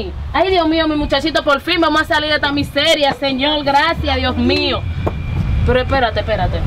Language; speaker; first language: Spanish; native; Spanish